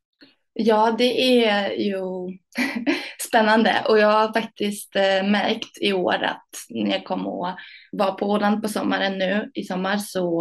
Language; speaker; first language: Swedish; early bilingual, other home language; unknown